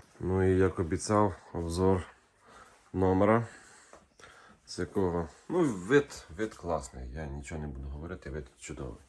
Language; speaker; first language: Ukrainian; non-native, local second language; Russian